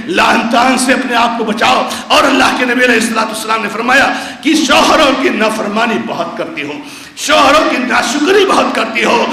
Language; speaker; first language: Urdu; non-native, local second language; Konkani